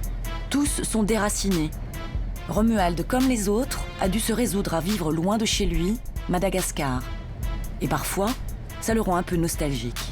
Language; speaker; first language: French; native; French